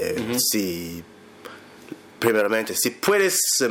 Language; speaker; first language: Spanish; non-native, learner; English